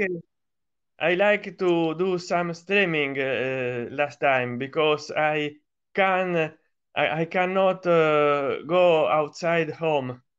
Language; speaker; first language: English; non-native, learner; Italian